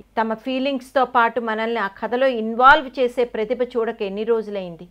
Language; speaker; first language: Telugu; native; Telugu